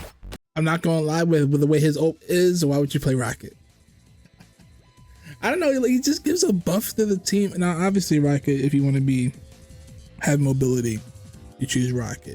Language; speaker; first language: English; native; English